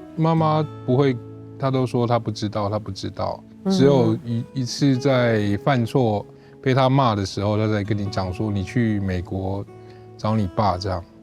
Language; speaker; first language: Chinese; native; Chinese